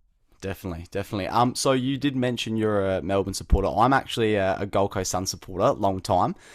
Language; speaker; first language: English; native; English